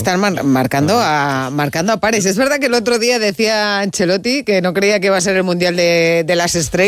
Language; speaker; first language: Spanish; native; Spanish